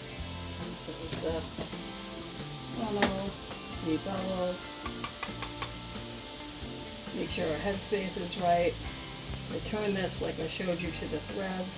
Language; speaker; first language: English; native; English